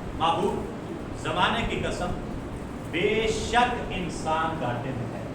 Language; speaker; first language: Urdu; non-native, local second language; Punjabi